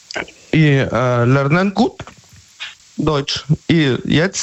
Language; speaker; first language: German; non-native, learner; Polish